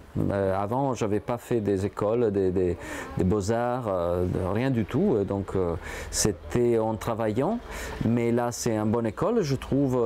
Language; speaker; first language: French; non-native, fluent; Italian